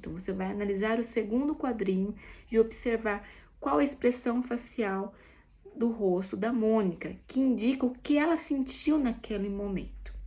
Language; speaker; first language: Portuguese; native; Portuguese